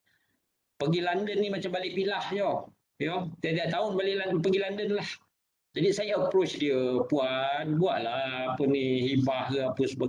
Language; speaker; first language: Malay; native; Malay